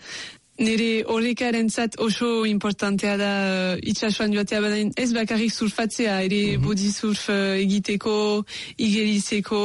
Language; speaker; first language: Basque; non-native, local second language; French